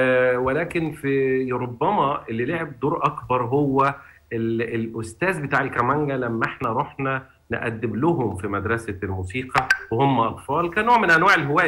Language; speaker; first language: Arabic; native; Arabic